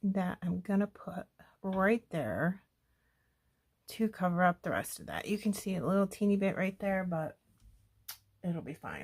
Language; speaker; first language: English; native; English